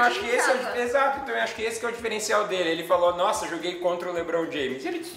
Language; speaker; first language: Portuguese; native; Portuguese